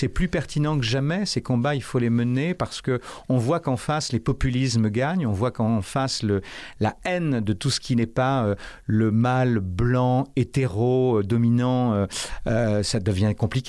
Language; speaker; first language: French; native; French